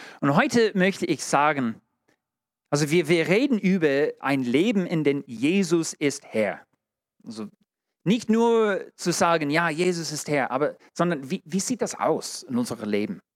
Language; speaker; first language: German; non-native, fluent; English